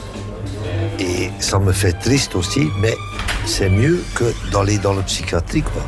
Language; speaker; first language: French; non-native, local second language; Dutch